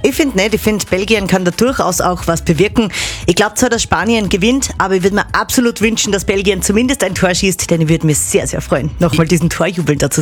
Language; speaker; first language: German; native; German